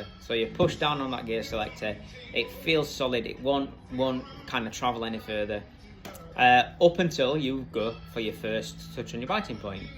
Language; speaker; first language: English; native; English